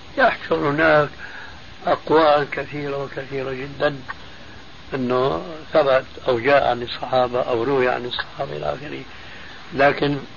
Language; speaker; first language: Arabic; early bilingual, other home language; Albanian